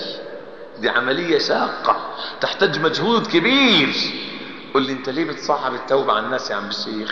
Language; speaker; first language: Arabic; native; Arabic